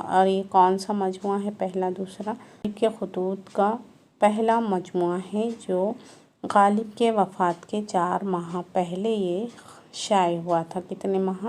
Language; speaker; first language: Urdu; native; Urdu